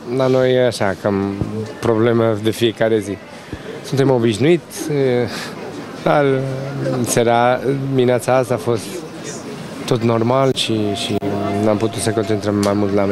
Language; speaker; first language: Romanian; non-native, learner; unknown